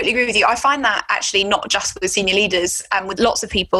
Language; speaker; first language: English; native; English